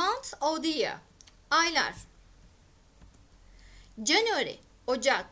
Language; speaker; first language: English; non-native, fluent; Turkish